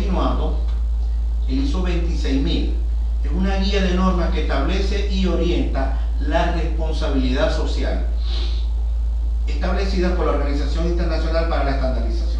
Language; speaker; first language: Spanish; native; Spanish